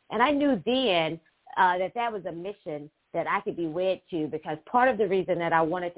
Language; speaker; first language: English; native; English